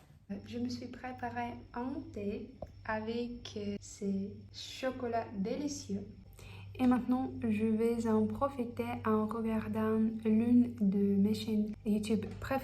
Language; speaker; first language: French; non-native, fluent; Russian